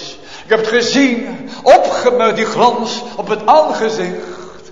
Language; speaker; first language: Dutch; native; Dutch